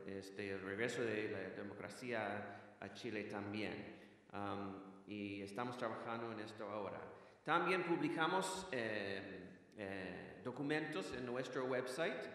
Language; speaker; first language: Spanish; non-native, fluent; English